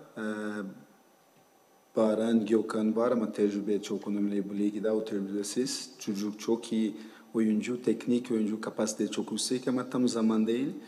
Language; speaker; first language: Turkish; non-native, learner; Portuguese